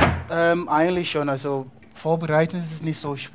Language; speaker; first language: German; non-native, fluent; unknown